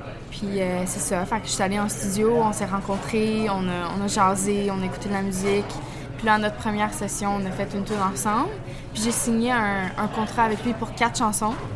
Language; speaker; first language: French; early bilingual, heritage; French